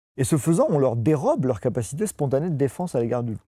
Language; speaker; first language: French; native; French